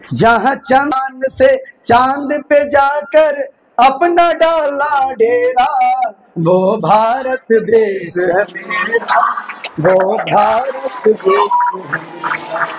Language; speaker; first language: Hindi; native; Hindi